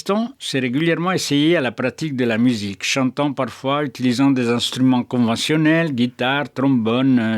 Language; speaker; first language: French; native; French